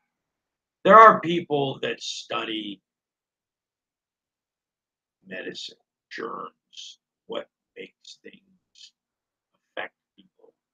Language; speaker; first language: English; native; English